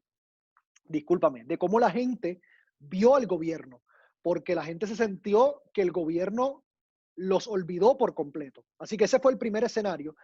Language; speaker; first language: Spanish; native; Spanish